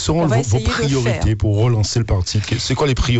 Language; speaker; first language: French; native; French